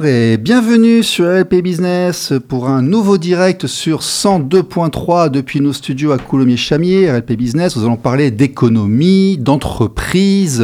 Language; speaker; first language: French; native; French